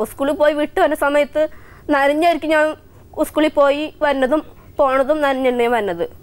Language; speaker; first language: Malayalam; native; Malayalam